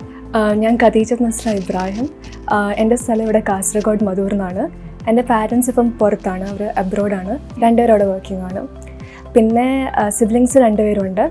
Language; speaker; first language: Malayalam; early bilingual, other home language; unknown